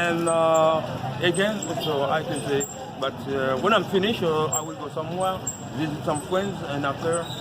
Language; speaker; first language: English; non-native, learner; Haitian Creole